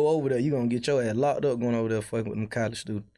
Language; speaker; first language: English; native; English